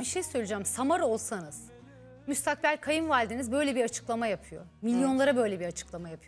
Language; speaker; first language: Turkish; native; Turkish